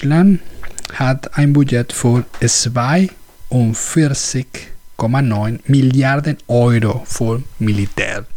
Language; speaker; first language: German; non-native, learner; Spanish